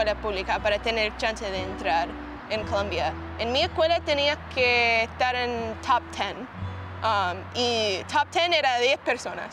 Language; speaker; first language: Spanish; early bilingual, heritage; Spanish